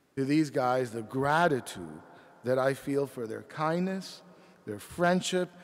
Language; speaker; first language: English; early bilingual, other home language; Spanish